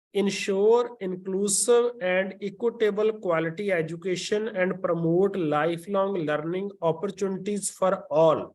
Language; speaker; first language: English; non-native, local second language; Punjabi